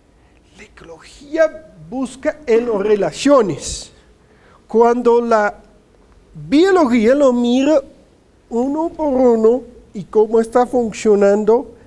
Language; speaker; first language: Spanish; non-native, fluent; Dutch